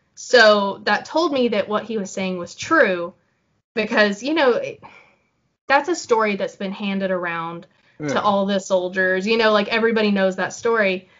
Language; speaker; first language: English; native; English